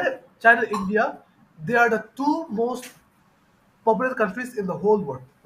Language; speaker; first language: English; non-native, fluent; Bangla